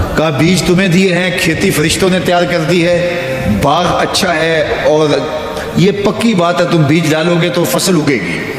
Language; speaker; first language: Urdu; non-native, local second language; Punjabi